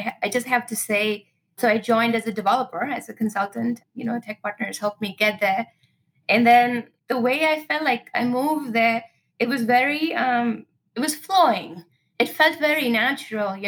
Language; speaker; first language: English; non-native, local second language; Marathi